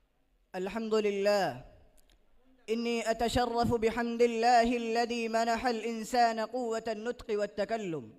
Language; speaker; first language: Arabic; non-native, learner; Bangla